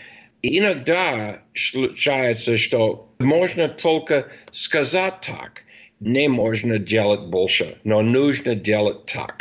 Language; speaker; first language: Russian; non-native, fluent; English